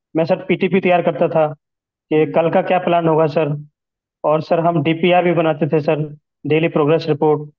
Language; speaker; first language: Hindi; native; Hindi